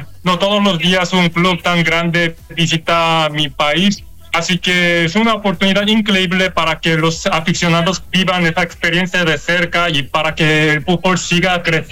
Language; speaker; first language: Spanish; non-native, fluent; Korean